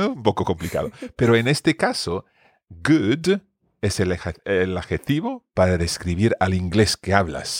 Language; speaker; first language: Spanish; non-native, fluent; English